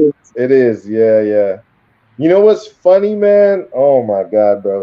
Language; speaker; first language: English; native; English